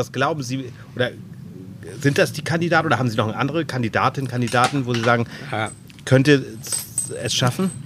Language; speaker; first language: German; native; German